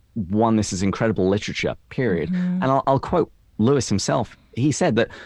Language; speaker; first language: English; native; English